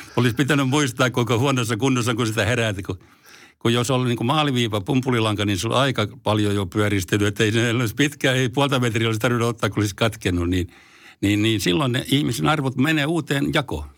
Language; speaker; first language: Finnish; native; Finnish